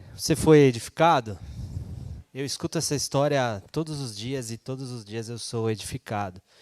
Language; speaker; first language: Portuguese; native; Portuguese